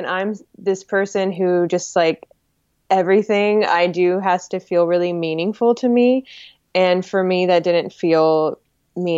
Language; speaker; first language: English; native; English